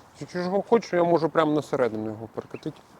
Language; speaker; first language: Ukrainian; native; Ukrainian